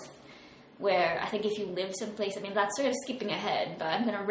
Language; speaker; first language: English; native; English